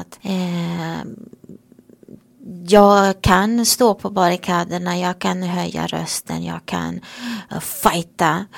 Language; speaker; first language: Swedish; non-native, fluent; Romanian